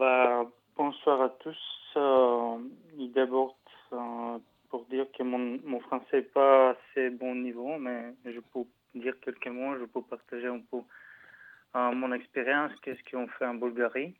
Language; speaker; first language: French; non-native, fluent; Bulgarian